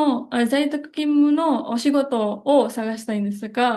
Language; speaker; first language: Japanese; non-native, fluent; Indonesian